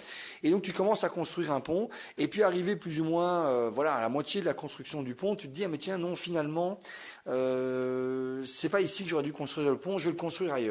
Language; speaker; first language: French; native; French